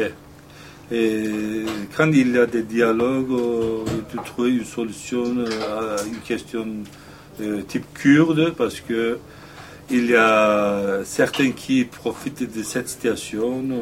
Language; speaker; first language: French; non-native, fluent; Kurdish